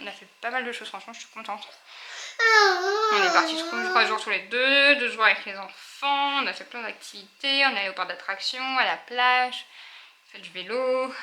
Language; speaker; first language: French; native; French